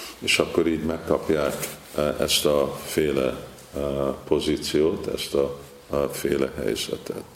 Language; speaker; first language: Hungarian; non-native, fluent; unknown